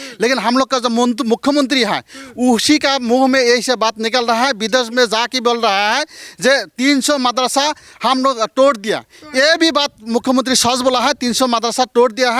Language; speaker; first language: Hindi; non-native, local second language; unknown